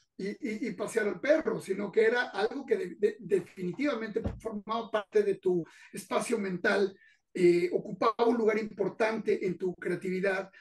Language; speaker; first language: Spanish; native; Spanish